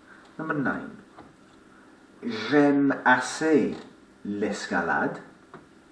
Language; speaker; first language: French; non-native, fluent; English